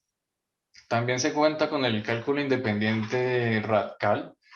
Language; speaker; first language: Spanish; native; Spanish